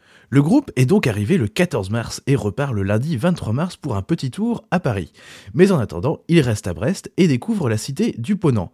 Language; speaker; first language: French; native; French